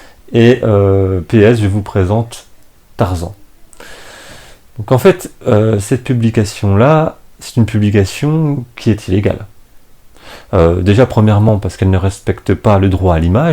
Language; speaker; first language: French; native; French